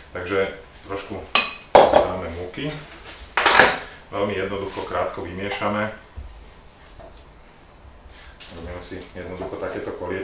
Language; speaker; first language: Slovak; native; Slovak